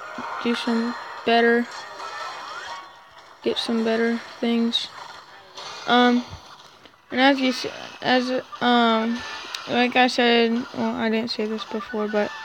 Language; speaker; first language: English; native; English